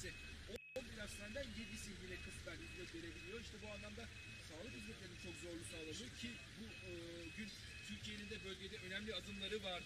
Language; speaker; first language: Turkish; native; Turkish